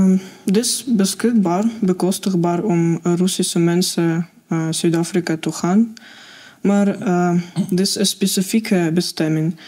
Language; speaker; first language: Dutch; non-native, learner; Russian